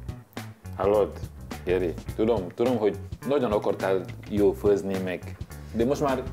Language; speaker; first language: Hungarian; non-native, learner; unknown